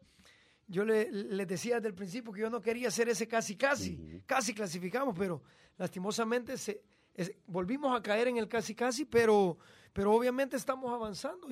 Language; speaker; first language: Spanish; native; Spanish